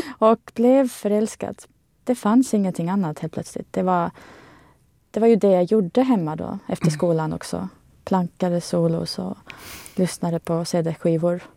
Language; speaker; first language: Swedish; non-native, fluent; Estonian